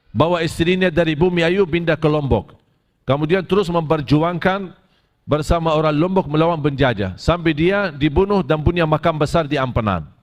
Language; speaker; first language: Malay; non-native, fluent; Arabic